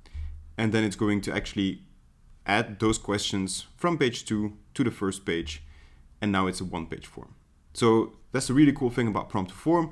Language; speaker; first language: English; non-native, fluent; Dutch